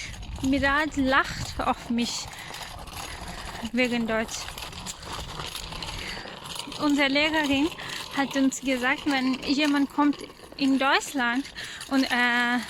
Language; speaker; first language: German; non-native, learner; Urdu